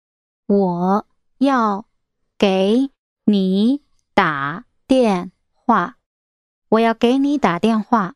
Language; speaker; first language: Chinese; non-native, learner; English